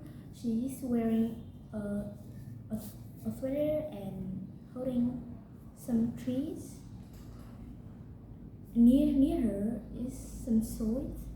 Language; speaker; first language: English; non-native, learner; Vietnamese